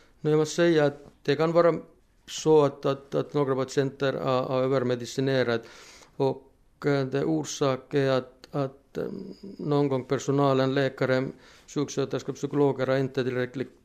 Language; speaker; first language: Swedish; non-native, fluent; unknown